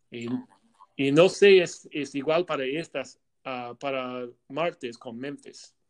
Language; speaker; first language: Spanish; non-native, learner; English